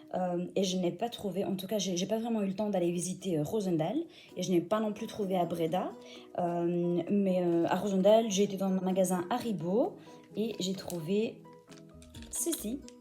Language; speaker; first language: French; native; French